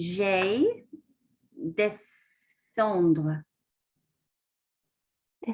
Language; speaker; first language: French; non-native, learner; English